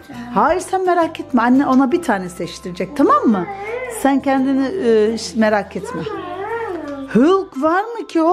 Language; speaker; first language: Turkish; early bilingual, heritage; Turkish